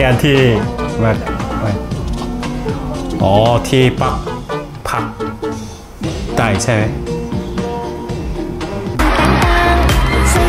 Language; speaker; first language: Thai; non-native, learner; Korean